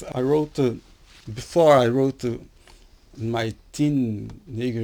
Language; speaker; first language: English; non-native, learner; Portuguese